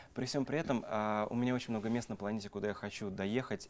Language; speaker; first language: Russian; native; Russian